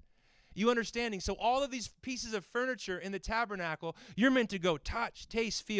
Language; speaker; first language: English; native; English